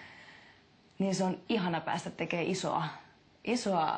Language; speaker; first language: Finnish; native; Finnish